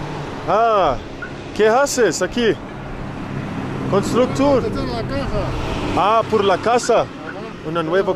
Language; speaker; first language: Spanish; non-native, learner; English